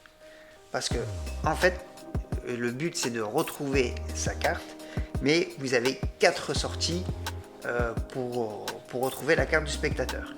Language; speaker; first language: French; native; French